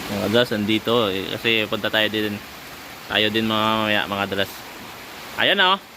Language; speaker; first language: Filipino; non-native, local second language; Hiligaynon